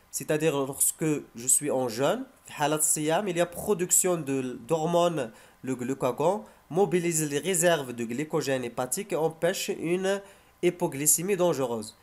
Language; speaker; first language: French; non-native, local second language; Arabic